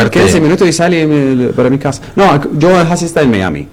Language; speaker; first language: Spanish; non-native, learner; Arabic